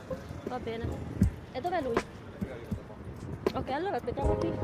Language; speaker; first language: Italian; non-native, fluent; Filipino